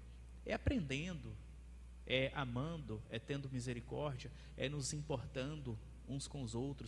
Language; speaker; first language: Portuguese; native; Portuguese